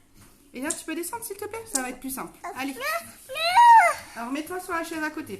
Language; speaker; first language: French; native; French